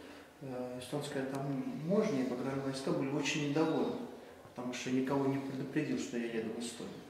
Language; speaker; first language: Russian; native; Russian